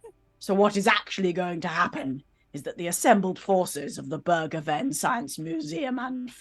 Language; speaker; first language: English; native; English